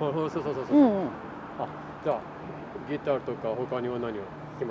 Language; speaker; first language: Japanese; non-native, fluent; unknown